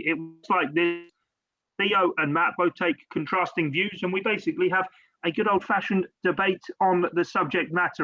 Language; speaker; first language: English; native; English